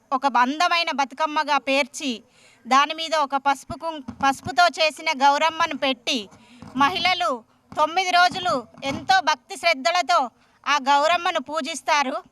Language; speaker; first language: Telugu; native; Telugu